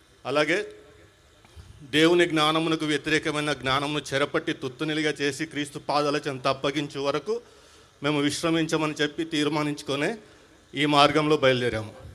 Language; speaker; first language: Telugu; non-native, local second language; Hindi